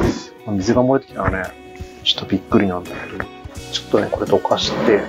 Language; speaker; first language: Japanese; native; Japanese